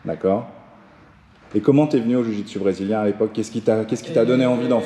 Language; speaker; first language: French; native; French